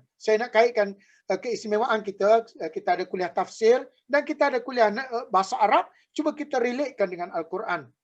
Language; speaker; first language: Malay; native; Malay